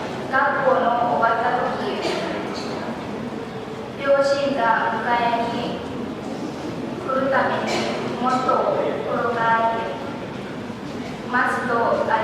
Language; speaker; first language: Japanese; non-native, learner; Lao